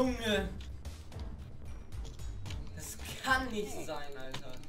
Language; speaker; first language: German; native; German